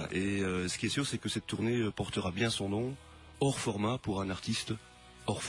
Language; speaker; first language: French; native; French